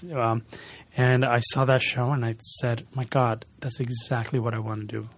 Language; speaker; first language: English; early bilingual, other home language; Spanish